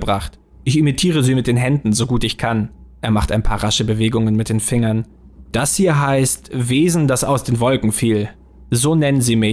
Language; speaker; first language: German; native; German